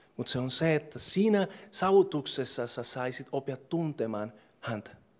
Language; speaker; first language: Finnish; non-native, fluent; English